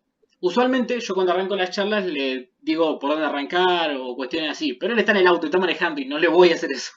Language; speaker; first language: Spanish; native; Spanish